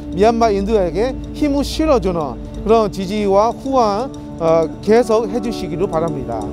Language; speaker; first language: Korean; non-native, fluent; Burmese